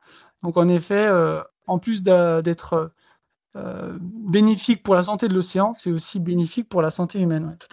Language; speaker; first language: French; native; French